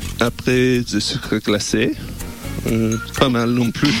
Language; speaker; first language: French; non-native, learner; English